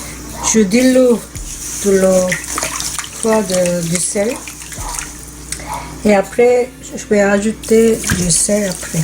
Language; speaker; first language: French; non-native, fluent; Korean